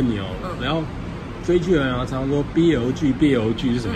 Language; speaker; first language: Chinese; native; Chinese